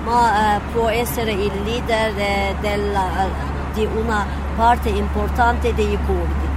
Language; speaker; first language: Italian; non-native, fluent; Turkish